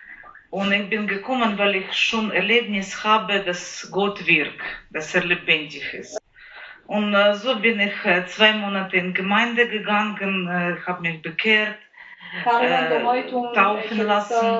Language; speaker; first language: German; non-native, learner; Ukrainian